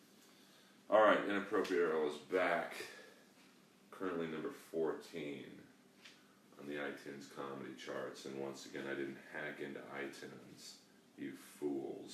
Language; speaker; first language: English; native; English